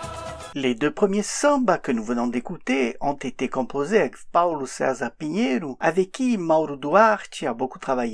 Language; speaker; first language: French; native; French